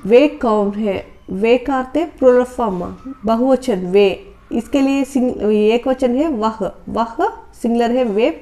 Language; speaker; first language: Hindi; non-native, local second language; Telugu